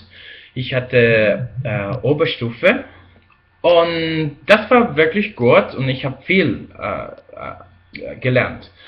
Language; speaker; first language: German; non-native, fluent; Spanish